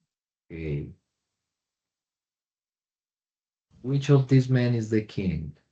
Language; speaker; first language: English; non-native, fluent; Spanish